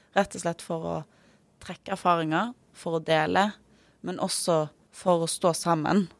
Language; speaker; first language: Norwegian; native; Norwegian